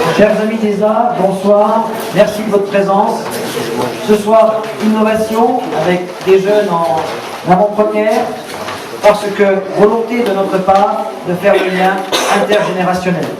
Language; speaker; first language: French; native; French